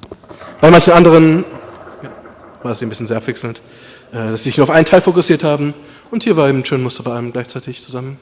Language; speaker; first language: German; native; German